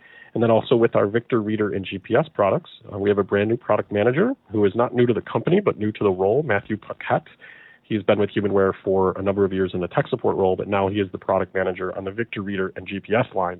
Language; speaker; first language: English; native; English